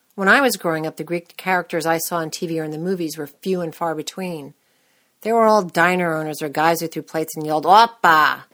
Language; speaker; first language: English; native; English